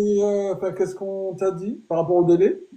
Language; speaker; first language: French; native; French